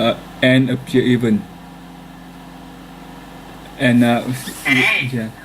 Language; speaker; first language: English; non-native, learner; Vietnamese